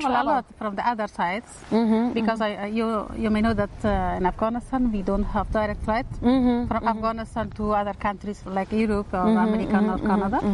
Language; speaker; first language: English; non-native, learner; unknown